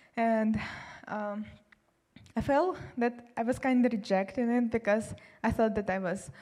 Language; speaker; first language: English; non-native, fluent; Russian